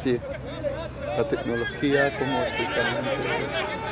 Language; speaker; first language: Spanish; non-native, learner; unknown